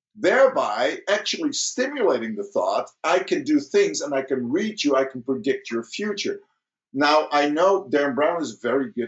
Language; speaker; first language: English; early bilingual, other home language; Dutch